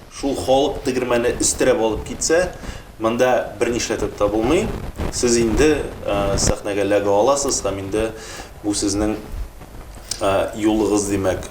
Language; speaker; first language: Tatar; native; Tatar